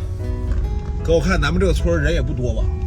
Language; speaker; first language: Chinese; native; Chinese